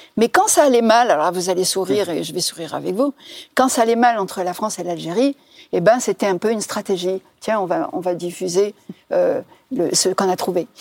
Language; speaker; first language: French; non-native, local second language; Arabic